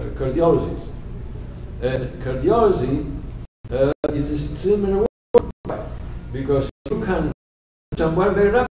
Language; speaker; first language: English; non-native, fluent; Spanish